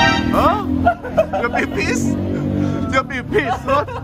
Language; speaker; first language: Indonesian; non-native, fluent; Korean